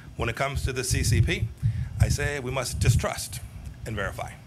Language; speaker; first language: English; native; English